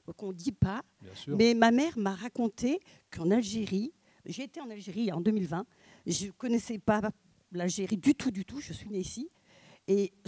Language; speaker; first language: French; native; French